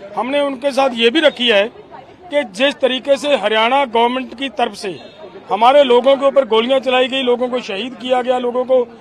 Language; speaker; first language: Hindi; non-native, local second language; Punjabi